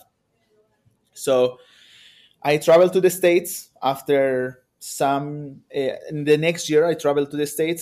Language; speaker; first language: English; non-native, fluent; Spanish